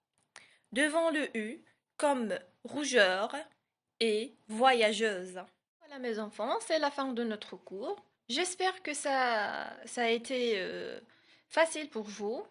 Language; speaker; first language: French; non-native, local second language; Arabic